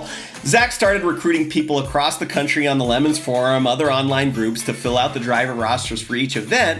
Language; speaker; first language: English; native; English